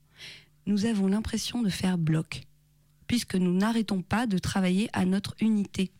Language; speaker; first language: French; native; French